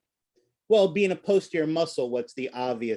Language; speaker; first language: English; native; English